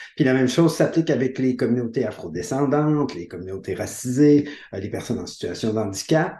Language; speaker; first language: French; native; French